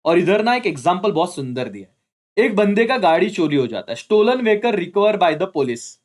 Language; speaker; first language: Hindi; non-native, local second language; Marathi